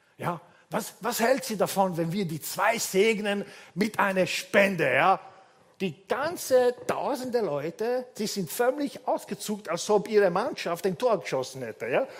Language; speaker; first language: German; non-native, fluent; Italian